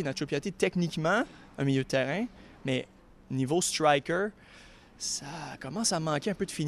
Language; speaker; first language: French; native; French